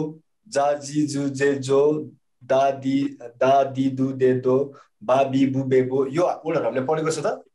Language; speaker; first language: Japanese; non-native, fluent; Nepali